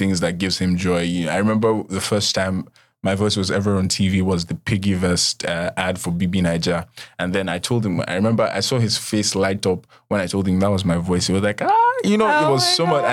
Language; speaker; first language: English; non-native, local second language; Yoruba